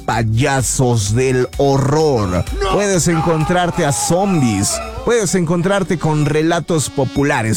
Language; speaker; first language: Spanish; native; Spanish